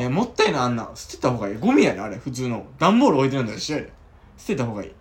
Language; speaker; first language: Japanese; native; Japanese